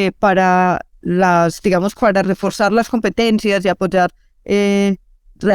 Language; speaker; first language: Spanish; native; Spanish